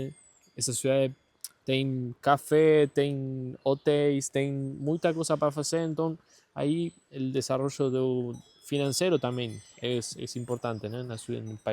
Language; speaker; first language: Portuguese; non-native, learner; Spanish